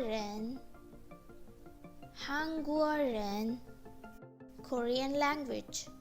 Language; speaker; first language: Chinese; non-native, fluent; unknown